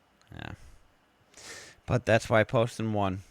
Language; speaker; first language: English; native; English